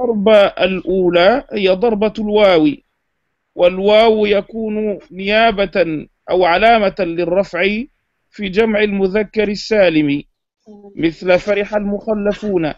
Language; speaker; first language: Arabic; non-native, fluent; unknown